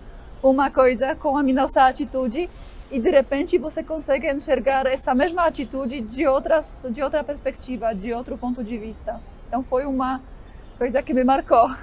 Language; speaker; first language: Portuguese; non-native, fluent; Polish